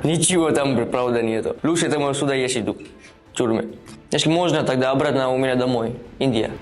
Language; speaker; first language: Russian; non-native, learner; Gujarati